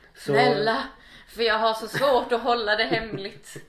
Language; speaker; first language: Swedish; native; Swedish